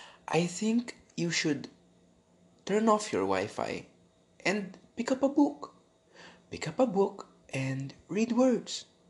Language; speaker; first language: English; non-native, local second language; Filipino